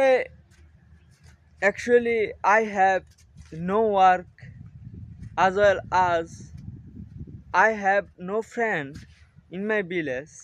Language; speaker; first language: English; non-native, learner; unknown